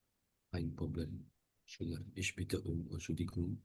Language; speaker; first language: German; non-native, learner; Indonesian